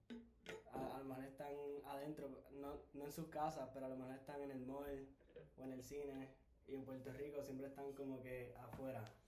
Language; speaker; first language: Spanish; native; Spanish